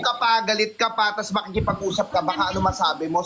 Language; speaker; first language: Filipino; native; Filipino